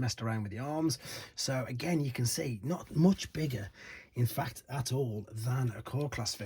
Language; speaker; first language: English; native; English